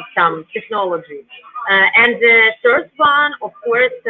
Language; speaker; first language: English; non-native, learner; Ukrainian